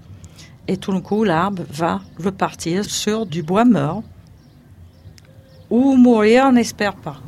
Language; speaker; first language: French; non-native, fluent; English